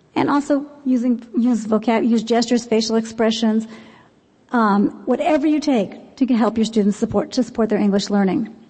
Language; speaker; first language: English; native; English